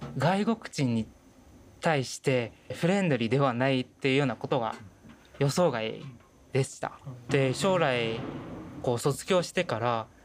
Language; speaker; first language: Japanese; non-native, fluent; Chinese